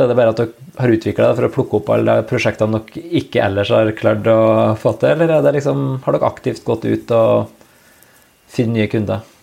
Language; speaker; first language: Norwegian; native; Norwegian